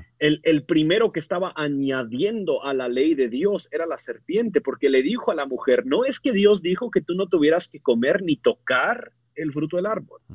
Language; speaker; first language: Spanish; early bilingual, other home language; English